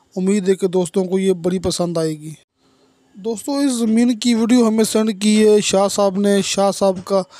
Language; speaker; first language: Urdu; non-native, local second language; Punjabi